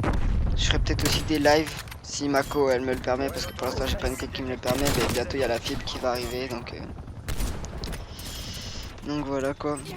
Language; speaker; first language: French; native; French